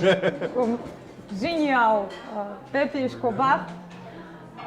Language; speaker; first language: Portuguese; non-native, fluent; Russian